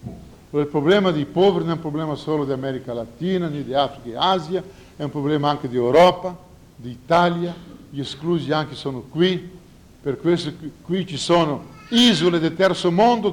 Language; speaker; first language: Italian; non-native, fluent; Portuguese